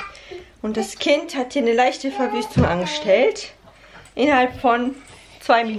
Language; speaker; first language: German; native; German